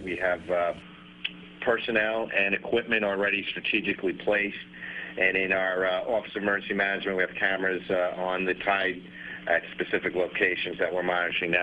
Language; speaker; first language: English; native; English